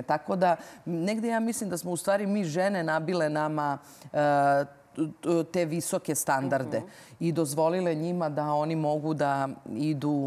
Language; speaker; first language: Serbian; native; Serbian